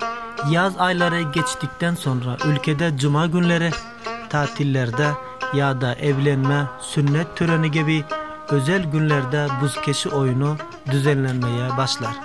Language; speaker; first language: Turkish; native; Turkish